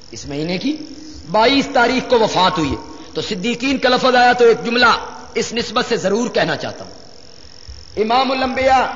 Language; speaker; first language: Urdu; non-native, local second language; Punjabi